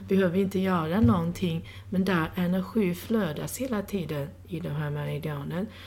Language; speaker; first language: Swedish; non-native, fluent; Chinese